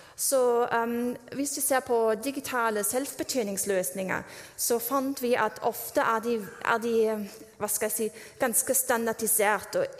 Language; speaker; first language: Norwegian; non-native, fluent; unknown